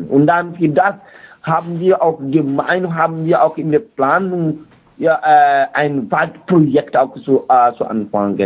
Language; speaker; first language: German; non-native, fluent; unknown